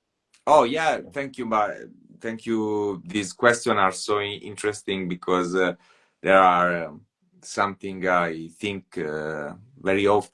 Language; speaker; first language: English; non-native, fluent; Italian